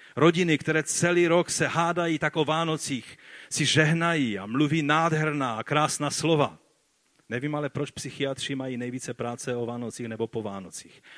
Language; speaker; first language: Czech; non-native, fluent; Polish